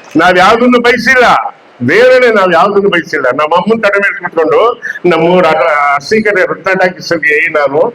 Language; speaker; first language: Kannada; native; Kannada